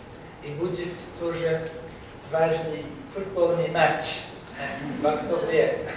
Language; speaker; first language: Russian; non-native, learner; English